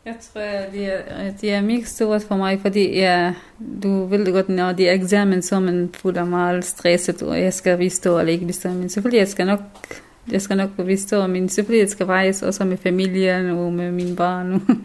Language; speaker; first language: Danish; non-native, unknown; Kurdish